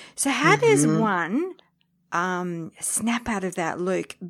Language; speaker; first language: English; early bilingual, other home language; French